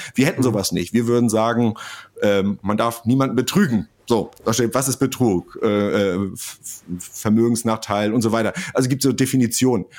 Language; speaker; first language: German; native; German